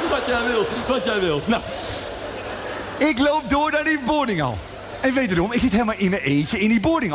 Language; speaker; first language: Dutch; native; Dutch